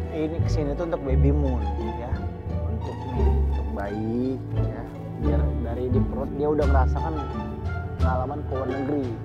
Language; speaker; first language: Indonesian; native; Indonesian